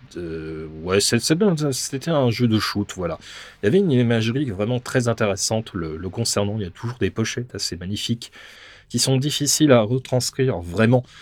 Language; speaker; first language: French; native; French